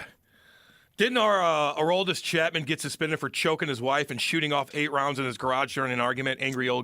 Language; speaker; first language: English; native; English